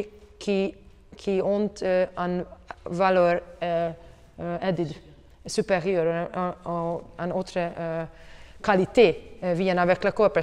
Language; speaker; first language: French; non-native, learner; Hungarian